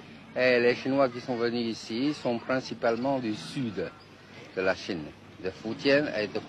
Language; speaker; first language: French; non-native, fluent; Chinese